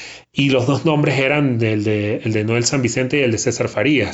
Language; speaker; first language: Spanish; native; Spanish